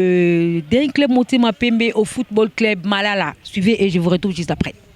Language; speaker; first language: French; non-native, local second language; Lingala